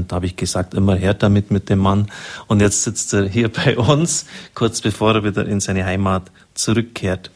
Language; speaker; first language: German; native; German